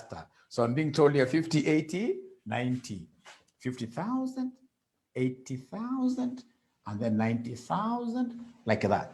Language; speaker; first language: English; non-native, local second language; Swahili